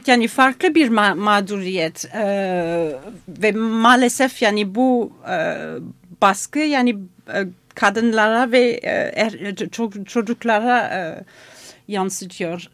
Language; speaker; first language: Turkish; non-native, fluent; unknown